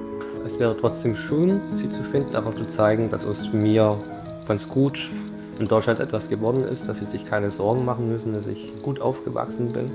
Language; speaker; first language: German; early bilingual, other home language; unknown